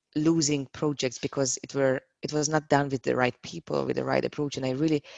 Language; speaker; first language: English; non-native, fluent; Hungarian